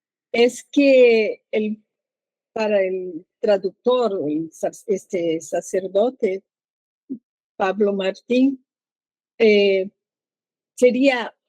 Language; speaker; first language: Spanish; non-native, learner; Portuguese